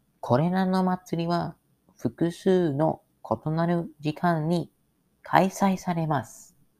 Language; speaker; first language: Japanese; non-native, learner; English